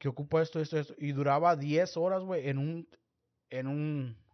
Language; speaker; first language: Spanish; early bilingual, heritage; Spanish